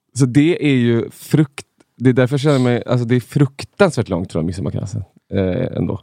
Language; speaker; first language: Swedish; native; Swedish